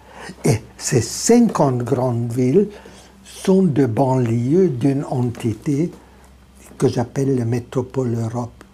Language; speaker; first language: French; non-native, fluent; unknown